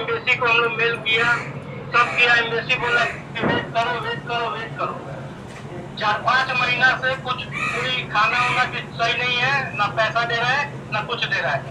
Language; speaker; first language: Hindi; non-native, local second language; Bangla